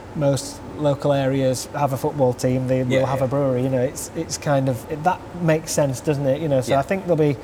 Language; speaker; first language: English; native; English